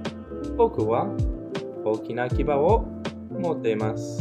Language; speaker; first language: Japanese; non-native, learner; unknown